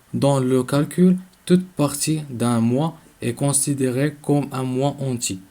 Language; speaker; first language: French; non-native, local second language; Arabic